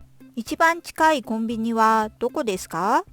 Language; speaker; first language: Japanese; non-native, fluent; Korean